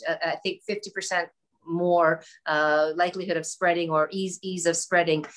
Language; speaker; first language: English; native; English